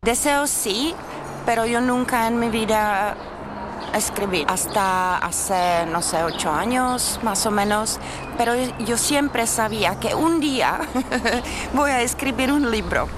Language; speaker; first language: Spanish; non-native, fluent; Czech